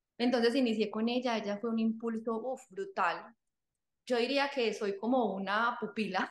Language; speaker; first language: Spanish; native; Spanish